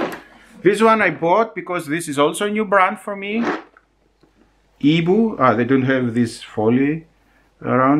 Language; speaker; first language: English; non-native, fluent; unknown